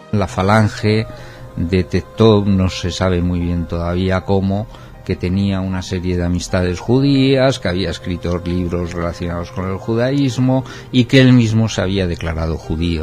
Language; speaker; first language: Spanish; native; Spanish